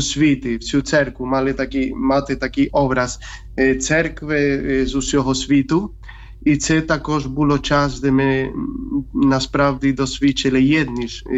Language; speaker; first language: Ukrainian; non-native, fluent; Spanish